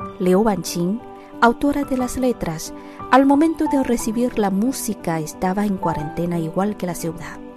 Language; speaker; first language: Spanish; non-native, fluent; Chinese